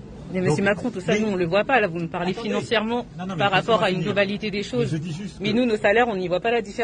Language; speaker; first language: French; native; French